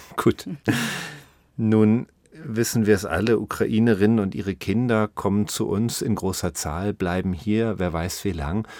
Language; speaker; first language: German; native; German